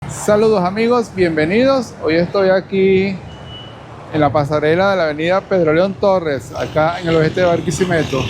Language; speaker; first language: Spanish; native; Spanish